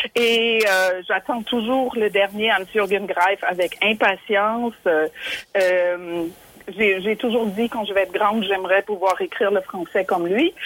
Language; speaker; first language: French; non-native, fluent; German